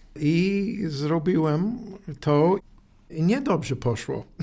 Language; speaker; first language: Polish; non-native, learner; English